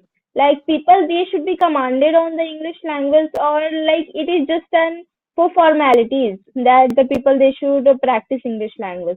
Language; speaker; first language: English; non-native, learner; Hindi